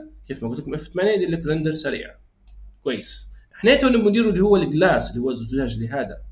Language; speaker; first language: Arabic; native; Arabic